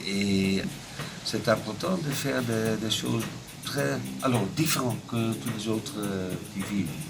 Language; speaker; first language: French; non-native, fluent; Dutch